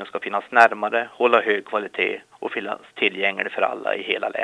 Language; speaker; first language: Swedish; native; Swedish